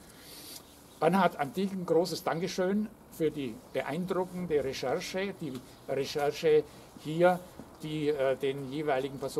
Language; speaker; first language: German; native; German